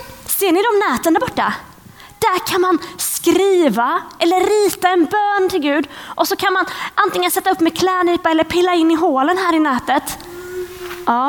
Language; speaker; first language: Swedish; native; Swedish